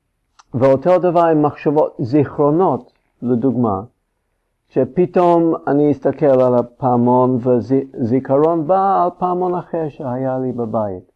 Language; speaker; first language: Hebrew; non-native, fluent; English